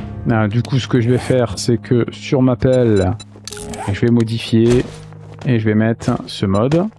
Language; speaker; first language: French; native; French